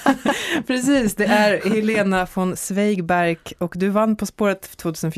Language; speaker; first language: Swedish; native; Swedish